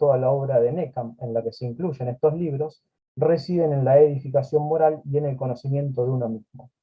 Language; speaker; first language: Spanish; native; Spanish